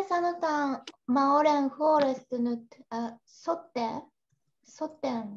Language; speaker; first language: Finnish; non-native, learner; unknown